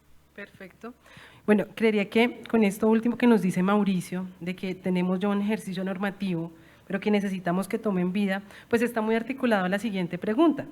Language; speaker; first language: Spanish; native; Spanish